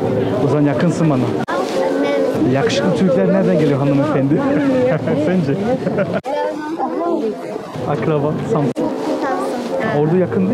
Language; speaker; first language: Turkish; early bilingual, heritage; Turkish